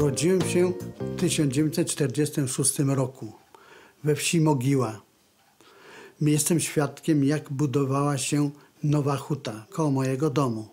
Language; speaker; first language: Polish; native; Polish